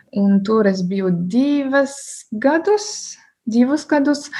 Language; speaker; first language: Latvian; non-native, learner; German